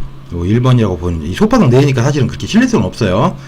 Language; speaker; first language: Korean; native; Korean